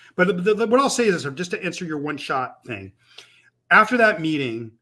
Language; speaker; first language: English; native; English